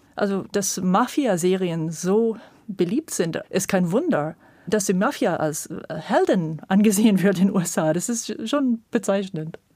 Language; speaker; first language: German; non-native, fluent; English